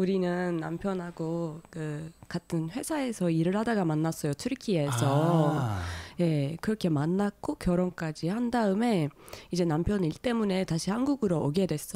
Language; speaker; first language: Korean; non-native, fluent; Turkish